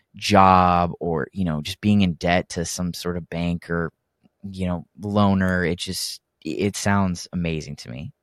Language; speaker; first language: English; native; English